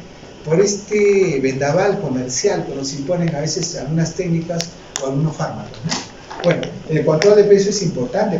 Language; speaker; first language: Spanish; native; Spanish